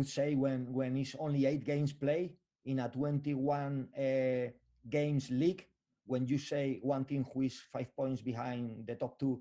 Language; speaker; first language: English; non-native, fluent; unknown